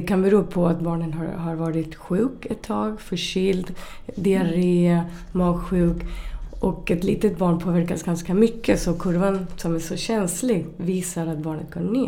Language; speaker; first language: Swedish; non-native, fluent; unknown